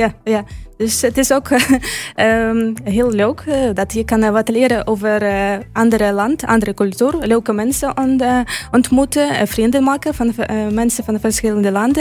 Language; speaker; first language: Dutch; non-native, fluent; Ukrainian